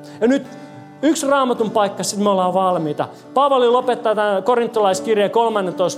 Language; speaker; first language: Finnish; non-native, fluent; English